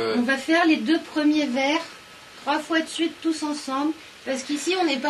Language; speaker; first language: French; native; French